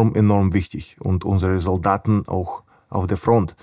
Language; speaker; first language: German; non-native, fluent; Ukrainian